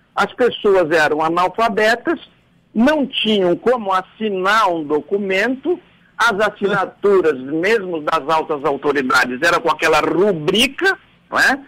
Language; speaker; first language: Portuguese; native; Portuguese